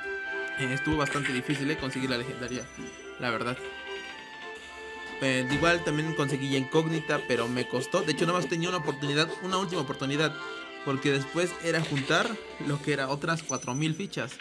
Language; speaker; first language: Spanish; native; Spanish